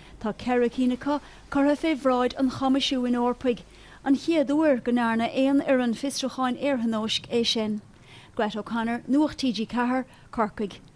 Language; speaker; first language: Irish; native; Irish